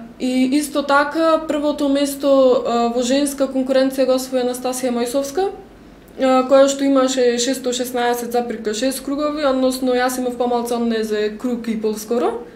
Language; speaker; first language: Macedonian; native; Macedonian